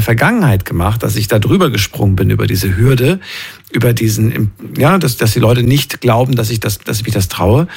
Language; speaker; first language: German; native; German